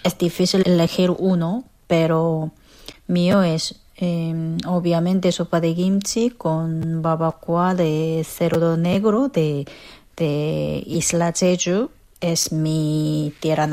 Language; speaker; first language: Spanish; non-native, learner; Korean